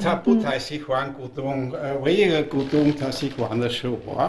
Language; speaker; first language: Chinese; non-native, fluent; German